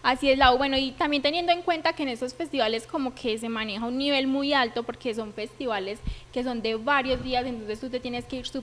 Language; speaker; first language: Spanish; native; Spanish